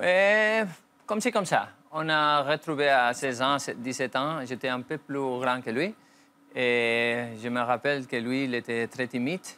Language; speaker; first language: French; non-native, fluent; Spanish